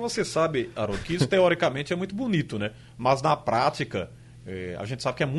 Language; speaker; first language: Portuguese; native; Portuguese